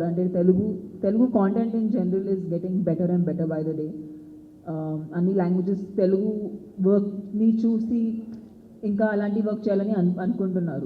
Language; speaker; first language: Telugu; non-native, local second language; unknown